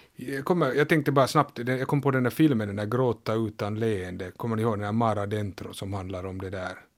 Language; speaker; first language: Swedish; native; Swedish